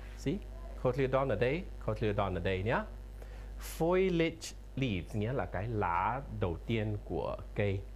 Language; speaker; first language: Vietnamese; non-native, fluent; English